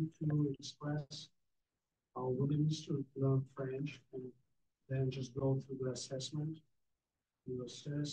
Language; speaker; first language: English; non-native, learner; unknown